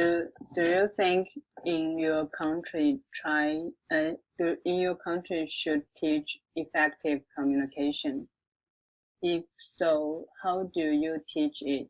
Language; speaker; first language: English; non-native, local second language; Chinese